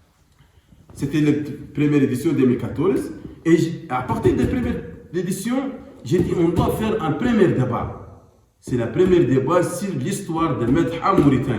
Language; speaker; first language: French; non-native, local second language; Arabic